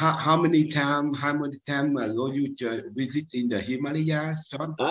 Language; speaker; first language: English; non-native, learner; Vietnamese